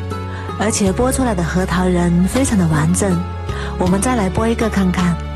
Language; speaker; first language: Chinese; native; Chinese